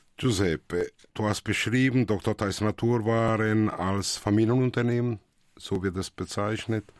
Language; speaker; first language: German; early bilingual, other home language; Italian